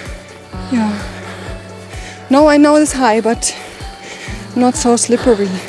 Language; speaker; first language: English; non-native, learner; German